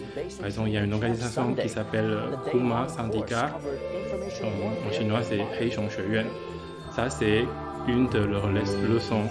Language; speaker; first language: French; non-native, fluent; Chinese